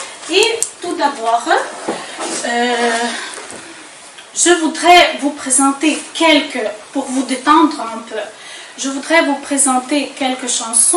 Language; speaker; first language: French; non-native, fluent; Ukrainian